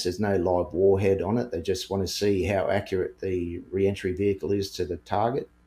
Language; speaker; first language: English; native; English